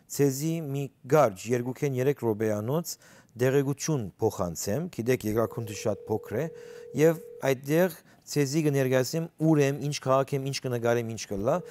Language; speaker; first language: Armenian; early bilingual, heritage; Armenian